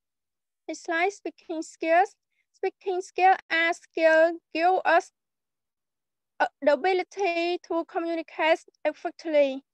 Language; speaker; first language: English; non-native, learner; Khmer